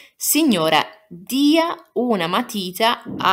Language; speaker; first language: Italian; non-native, fluent; Portuguese